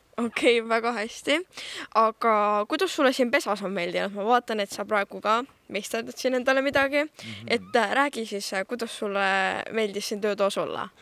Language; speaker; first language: Estonian; native; Estonian